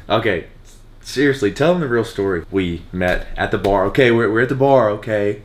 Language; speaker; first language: English; native; English